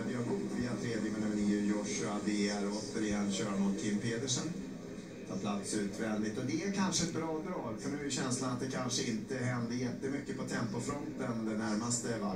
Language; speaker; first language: Swedish; native; Swedish